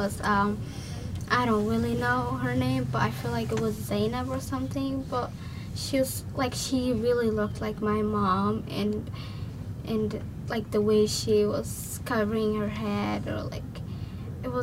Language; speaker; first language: English; non-native, local second language; Somali